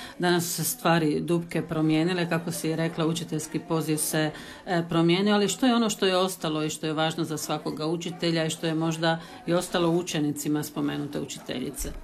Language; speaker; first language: Serbian; early bilingual, heritage; Croatian